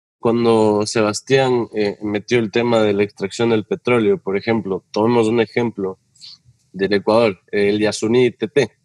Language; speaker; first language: Spanish; native; Spanish